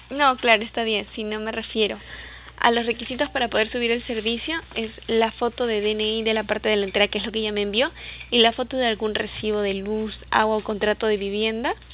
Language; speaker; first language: Spanish; native; Spanish